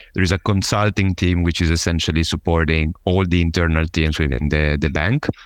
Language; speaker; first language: English; non-native, fluent; Italian